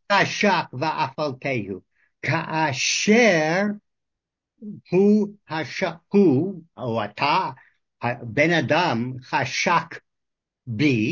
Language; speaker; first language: Hebrew; non-native, fluent; English